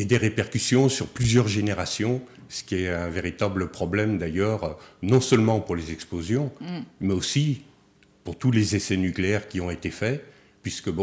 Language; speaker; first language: French; native; French